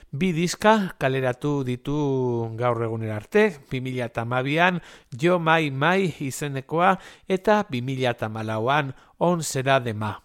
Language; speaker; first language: Basque; native; Basque